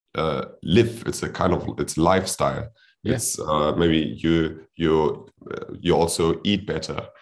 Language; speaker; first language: English; non-native, fluent; German